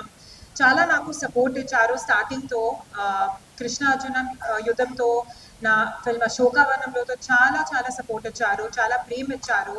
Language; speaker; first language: Telugu; non-native, local second language; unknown